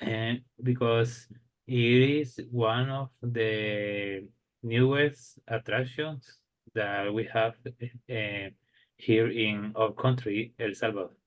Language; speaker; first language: English; non-native, learner; Spanish